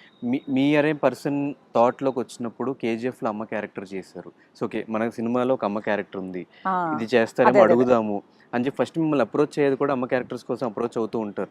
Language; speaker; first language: Telugu; native; Telugu